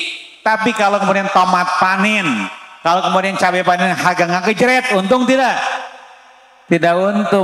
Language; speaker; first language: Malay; non-native, local second language; Sundanese